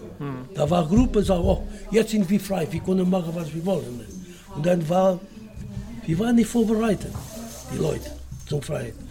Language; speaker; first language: German; non-native, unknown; Portuguese